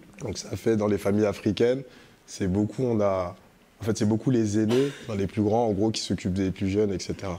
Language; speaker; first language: French; early bilingual, other home language; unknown